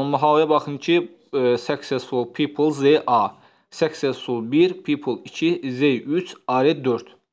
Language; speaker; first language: English; non-native, fluent; Azerbaijani